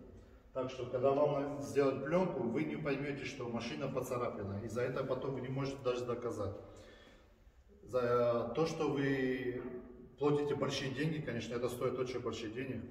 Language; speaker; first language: Russian; early bilingual, heritage; Russian